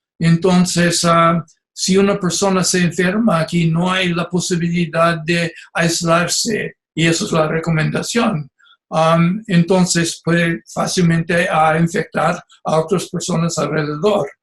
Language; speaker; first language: Spanish; non-native, fluent; English